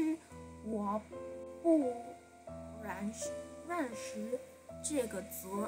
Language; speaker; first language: Chinese; non-native, learner; English